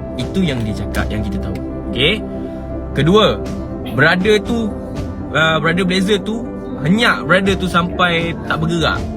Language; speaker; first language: Malay; native; Malay